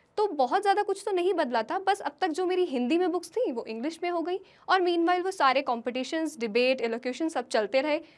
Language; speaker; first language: Hindi; native; Hindi